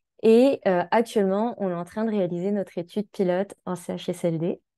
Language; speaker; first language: French; native; French